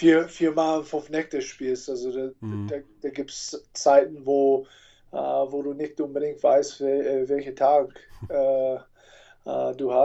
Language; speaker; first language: German; non-native, fluent; English